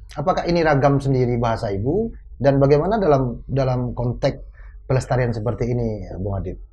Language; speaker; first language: Indonesian; non-native, local second language; Minangkabau